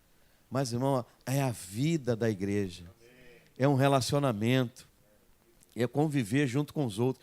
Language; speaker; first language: Portuguese; native; Portuguese